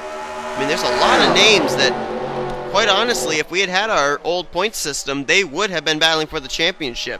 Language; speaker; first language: English; native; English